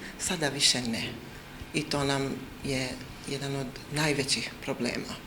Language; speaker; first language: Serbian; non-native, local second language; Albanian